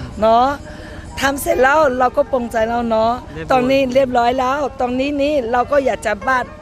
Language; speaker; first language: Thai; non-native, learner; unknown